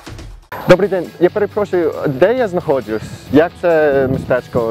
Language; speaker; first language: Ukrainian; early bilingual, heritage; Ukrainian